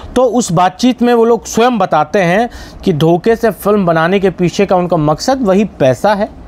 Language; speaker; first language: Hindi; non-native, local second language; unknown